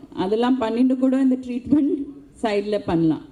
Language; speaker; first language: Tamil; non-native, local second language; Hindi